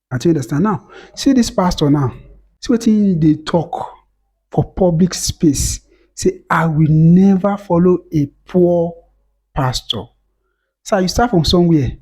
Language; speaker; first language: Nigerian Pidgin; native; Nigerian Pidgin